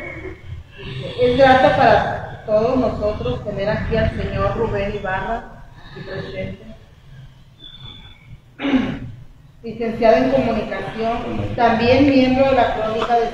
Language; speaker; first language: Spanish; native; Spanish